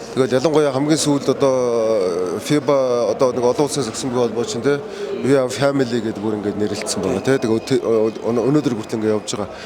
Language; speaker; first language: Mongolian; native; Mongolian